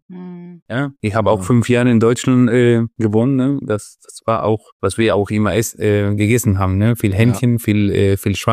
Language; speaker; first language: German; non-native, fluent; Spanish